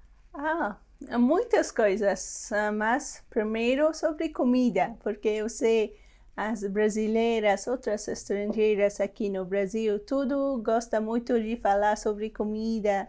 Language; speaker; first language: Portuguese; non-native, learner; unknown